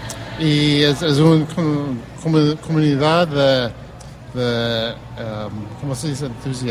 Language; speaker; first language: Spanish; early bilingual, heritage; English